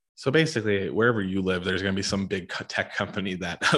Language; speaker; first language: English; native; English